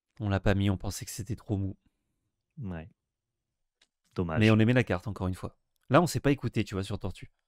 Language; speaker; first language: French; native; French